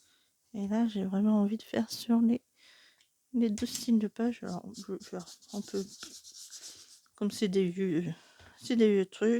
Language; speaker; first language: French; native; French